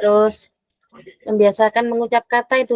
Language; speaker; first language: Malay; non-native, local second language; Javanese